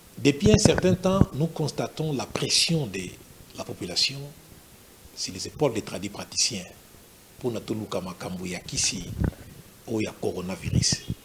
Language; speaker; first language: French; non-native, local second language; Lingala